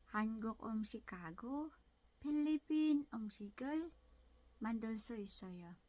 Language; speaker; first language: Korean; non-native, learner; Filipino